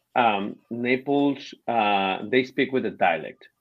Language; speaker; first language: English; non-native, fluent; Spanish